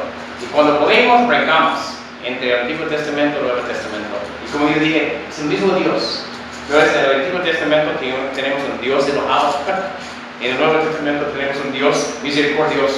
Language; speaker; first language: Spanish; non-native, fluent; English